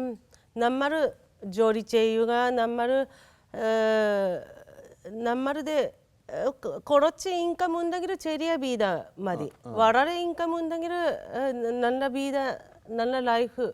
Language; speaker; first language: Malayalam; non-native, learner; Japanese